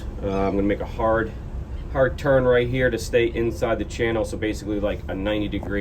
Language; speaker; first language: English; native; English